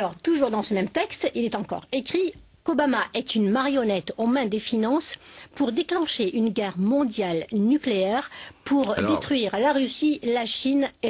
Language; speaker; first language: French; native; French